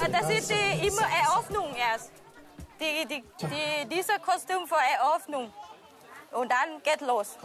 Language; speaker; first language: German; non-native, learner; Thai